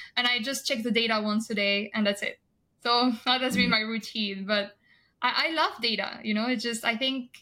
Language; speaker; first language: English; non-native, fluent; French